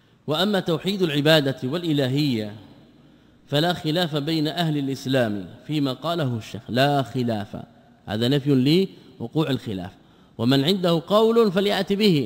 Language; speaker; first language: Arabic; native; Arabic